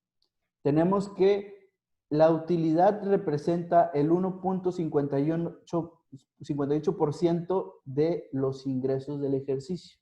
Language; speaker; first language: Spanish; native; Spanish